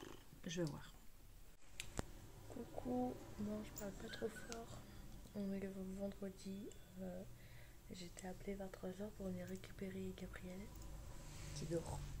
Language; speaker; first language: French; native; French